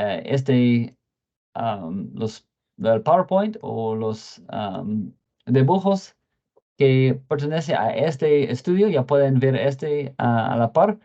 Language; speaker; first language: Spanish; non-native, fluent; English